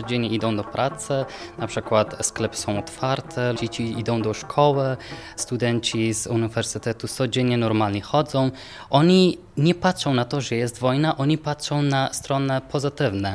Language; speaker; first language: Polish; non-native, learner; Persian